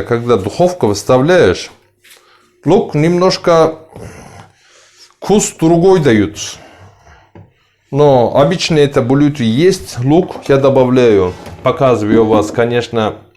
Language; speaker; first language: Russian; non-native, learner; Turkish